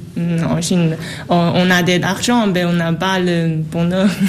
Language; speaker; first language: French; non-native, learner; Chinese